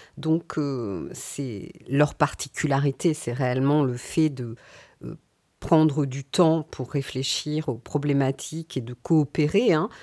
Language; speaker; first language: French; native; French